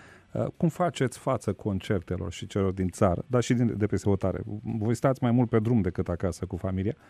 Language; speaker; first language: Romanian; native; Romanian